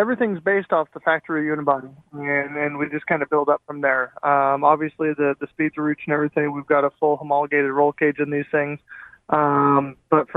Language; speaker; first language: English; native; English